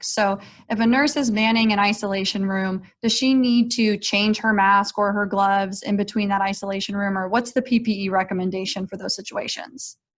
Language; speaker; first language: English; native; English